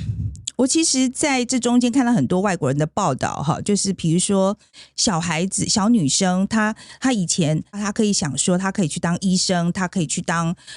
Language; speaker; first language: Chinese; native; Chinese